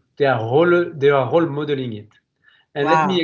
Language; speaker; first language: English; non-native, fluent; French